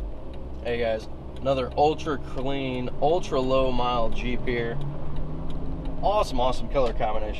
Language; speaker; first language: English; native; English